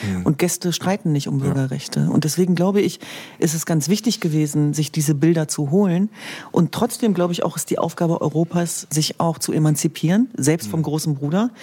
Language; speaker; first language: German; early bilingual, other home language; Kurdish